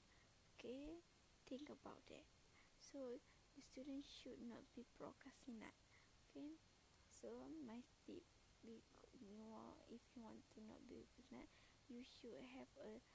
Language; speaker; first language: English; non-native, learner; Malay